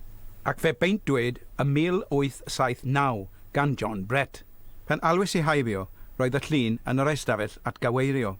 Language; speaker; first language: Welsh; native; Welsh